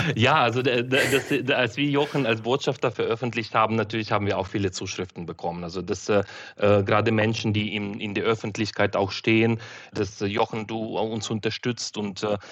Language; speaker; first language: German; non-native, fluent; Ukrainian